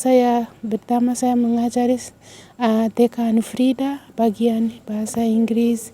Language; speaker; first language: Indonesian; non-native, learner; Swahili